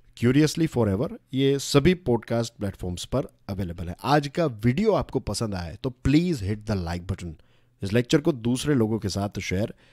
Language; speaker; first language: Hindi; non-native, local second language; Gujarati